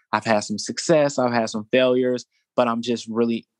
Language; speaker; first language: English; native; English